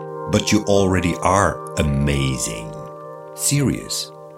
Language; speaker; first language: English; non-native, fluent; Dutch